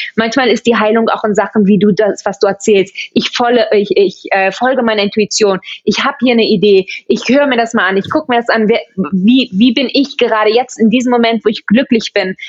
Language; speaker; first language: German; early bilingual, heritage; German